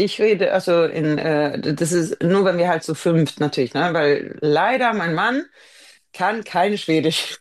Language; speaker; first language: German; non-native, fluent; Swedish